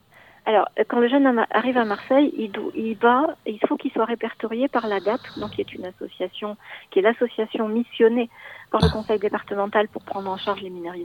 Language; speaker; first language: French; native; French